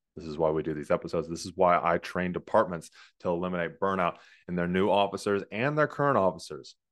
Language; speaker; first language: English; native; English